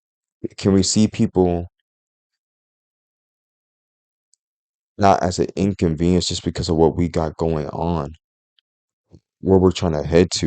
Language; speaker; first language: English; native; English